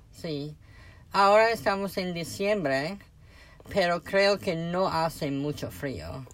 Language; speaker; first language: Spanish; non-native, learner; English